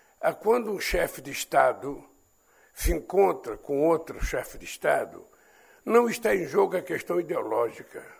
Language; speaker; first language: Portuguese; native; Portuguese